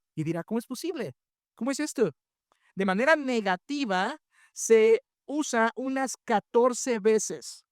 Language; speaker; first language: Spanish; native; Spanish